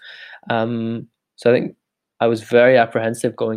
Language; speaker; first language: English; native; English